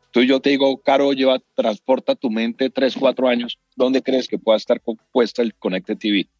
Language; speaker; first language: Spanish; native; Spanish